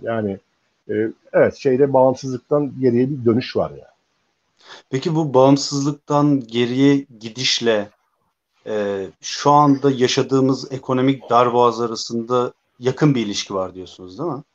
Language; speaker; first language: Turkish; native; Turkish